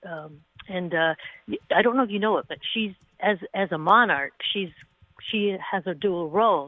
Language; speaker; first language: English; native; English